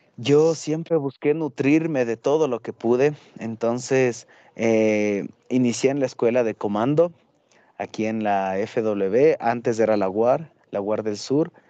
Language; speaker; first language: Spanish; native; Spanish